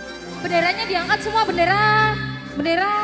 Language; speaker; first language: Indonesian; native; Indonesian